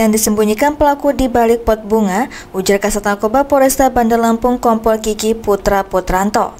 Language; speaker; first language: Indonesian; native; Indonesian